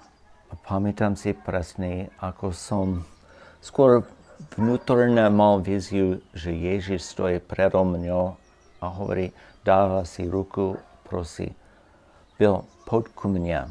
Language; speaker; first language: Slovak; non-native, fluent; English